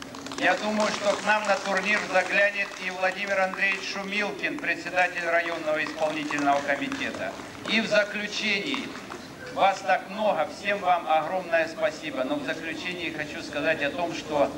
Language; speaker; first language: Russian; native; Russian